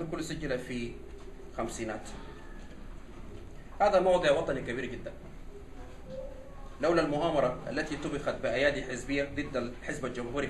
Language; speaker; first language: Arabic; non-native, local second language; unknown